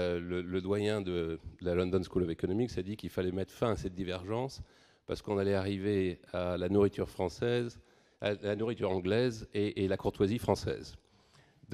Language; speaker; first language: French; native; French